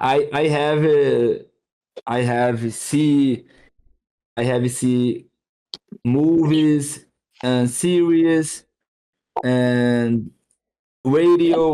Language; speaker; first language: English; non-native, learner; Portuguese